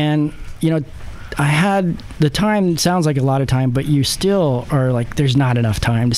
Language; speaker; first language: English; native; English